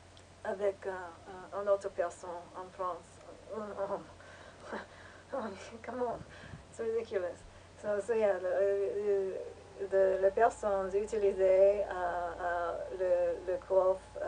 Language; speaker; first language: French; non-native, learner; English